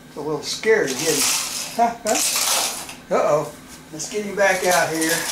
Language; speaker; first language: English; native; English